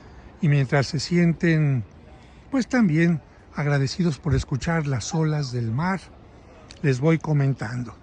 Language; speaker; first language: Spanish; native; Spanish